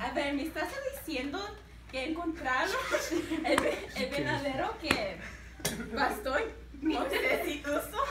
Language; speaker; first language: Spanish; non-native, learner; English